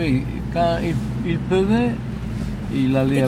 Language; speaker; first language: French; non-native, learner; Italian